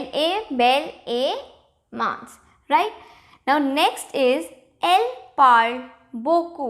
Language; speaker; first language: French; non-native, fluent; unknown